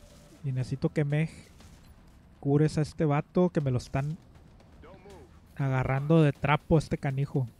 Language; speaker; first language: Spanish; native; Spanish